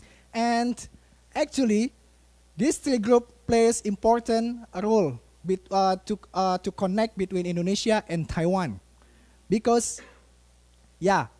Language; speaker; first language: English; non-native, fluent; Indonesian